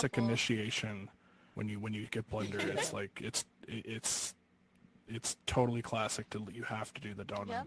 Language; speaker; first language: English; native; English